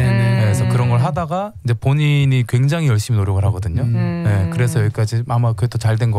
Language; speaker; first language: Korean; native; Korean